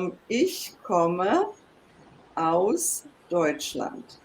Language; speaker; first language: German; non-native, fluent; English